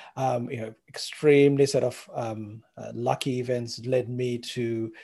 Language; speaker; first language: English; non-native, local second language; Sinhala